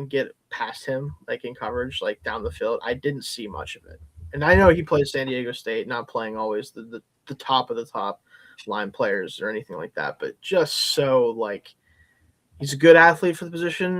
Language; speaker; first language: English; native; English